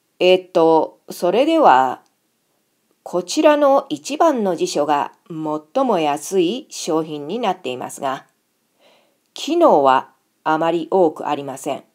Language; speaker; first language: Japanese; native; Japanese